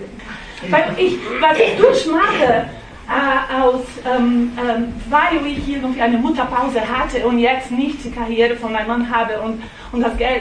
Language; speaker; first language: German; non-native, fluent; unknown